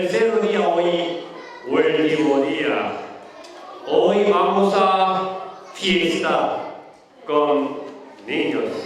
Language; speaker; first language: Spanish; non-native, learner; Korean